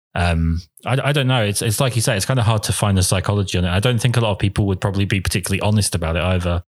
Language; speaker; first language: English; native; English